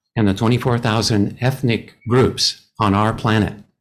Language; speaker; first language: English; native; English